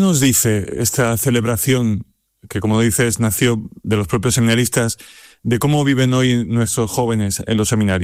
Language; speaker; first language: Spanish; native; Spanish